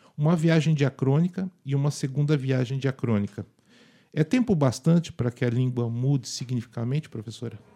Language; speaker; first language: Portuguese; native; Portuguese